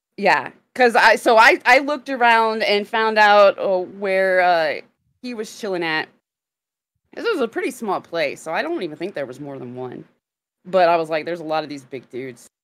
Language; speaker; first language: English; native; English